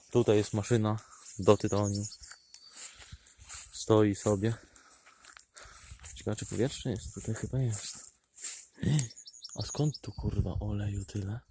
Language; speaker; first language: Polish; native; Polish